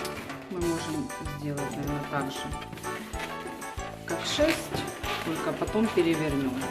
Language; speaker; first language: Russian; native; Russian